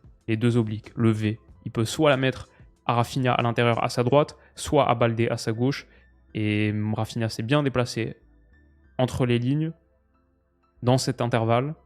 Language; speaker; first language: French; native; French